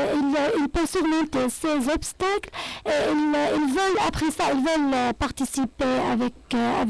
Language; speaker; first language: French; non-native, fluent; Arabic